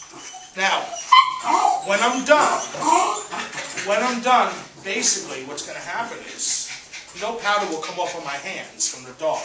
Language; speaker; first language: English; native; English